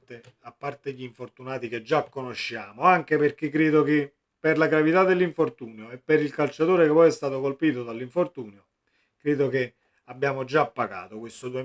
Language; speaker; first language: Italian; native; Italian